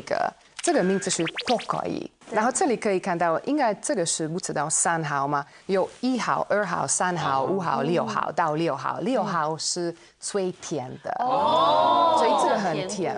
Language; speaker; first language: Chinese; non-native, fluent; Hungarian